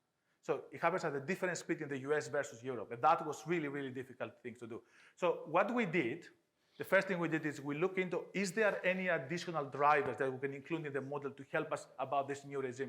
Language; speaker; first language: English; non-native, fluent; Greek